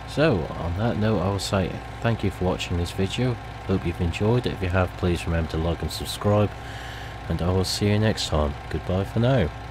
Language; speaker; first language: English; native; English